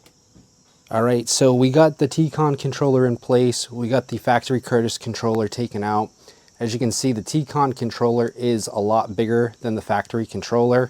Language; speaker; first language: English; native; English